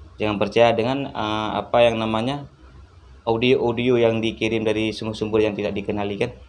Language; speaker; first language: Malay; native; Malay